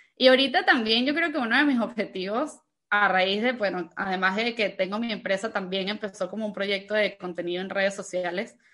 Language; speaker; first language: Spanish; native; Spanish